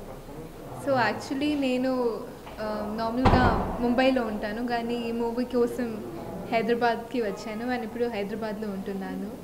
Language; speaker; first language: Telugu; non-native, local second language; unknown